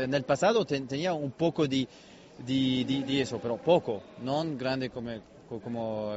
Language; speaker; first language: Spanish; non-native, learner; French